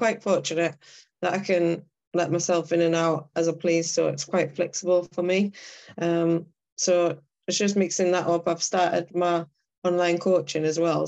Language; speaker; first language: English; native; English